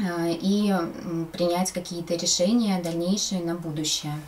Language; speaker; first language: Russian; native; Russian